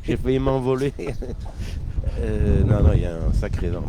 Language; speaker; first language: French; native; French